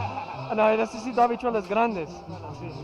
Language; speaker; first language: Spanish; non-native, learner; English